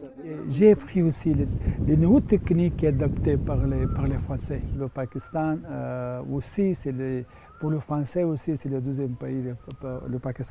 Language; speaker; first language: French; non-native, fluent; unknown